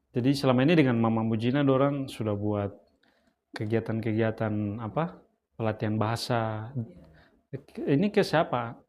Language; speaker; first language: Indonesian; native; Indonesian